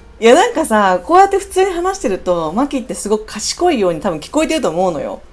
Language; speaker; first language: Japanese; native; Japanese